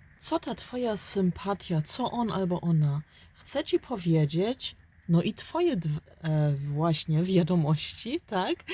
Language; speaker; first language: Polish; early bilingual, heritage; German